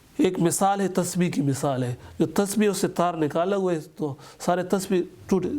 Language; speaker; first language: Urdu; non-native, local second language; Pashto